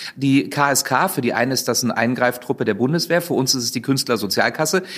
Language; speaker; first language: German; native; German